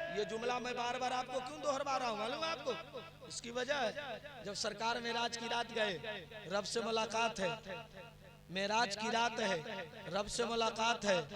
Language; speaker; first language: Hindi; native; Hindi